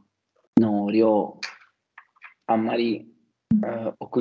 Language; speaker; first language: Japanese; non-native, learner; Italian